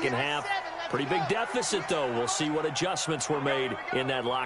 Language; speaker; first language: English; native; English